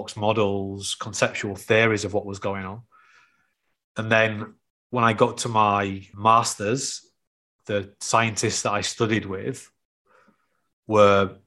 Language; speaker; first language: English; native; English